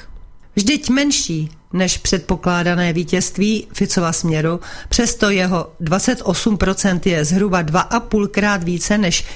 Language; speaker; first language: Czech; native; Czech